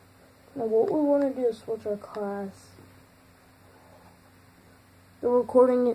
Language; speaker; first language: English; native; English